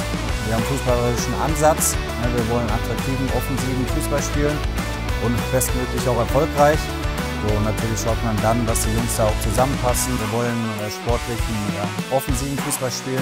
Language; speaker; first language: German; native; German